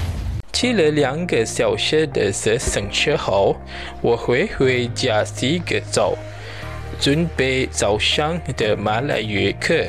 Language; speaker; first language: Chinese; non-native, learner; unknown